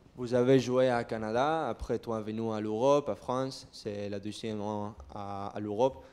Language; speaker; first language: French; non-native, learner; Spanish